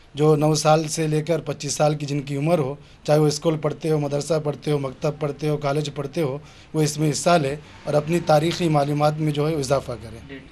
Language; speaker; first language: Urdu; native; Urdu